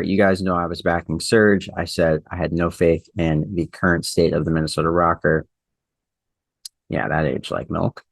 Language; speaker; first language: English; native; English